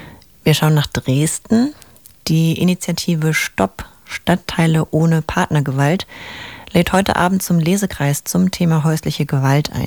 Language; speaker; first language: German; native; German